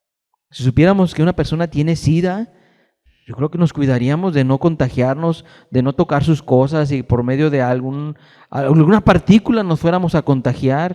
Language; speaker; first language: Spanish; native; Spanish